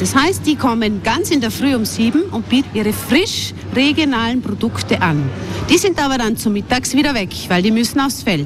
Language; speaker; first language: German; native; German